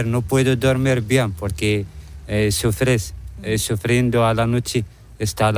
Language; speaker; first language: Spanish; non-native, learner; Arabic